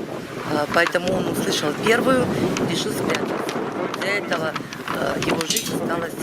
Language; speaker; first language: Russian; native; Russian